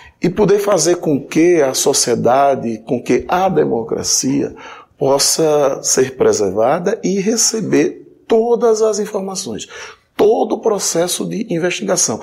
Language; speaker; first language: Portuguese; native; Portuguese